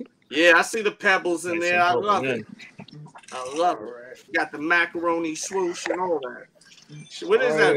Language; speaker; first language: English; native; English